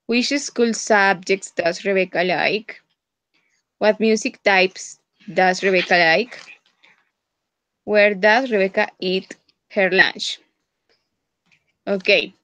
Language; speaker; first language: English; non-native, fluent; Spanish